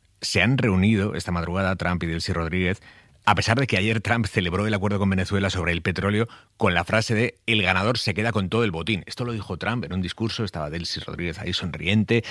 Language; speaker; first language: Spanish; native; Spanish